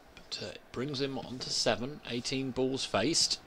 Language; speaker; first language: English; native; English